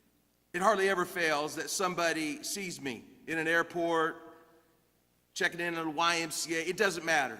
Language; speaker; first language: English; native; English